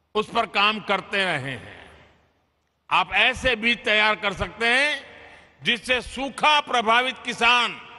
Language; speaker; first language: Hindi; non-native, local second language; Gujarati